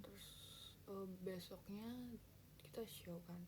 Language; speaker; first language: Indonesian; native; Indonesian